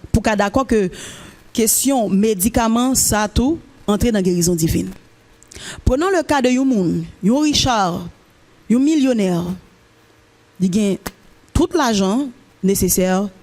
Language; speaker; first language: French; non-native, local second language; Haitian Creole